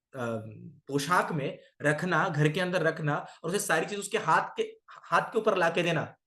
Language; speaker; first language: Hindi; non-native, local second language; Marathi